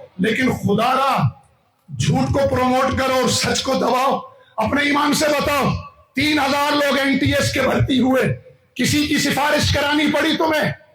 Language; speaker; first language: Urdu; non-native, local second language; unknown